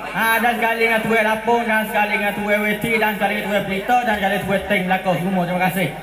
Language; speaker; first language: Malay; native; Malay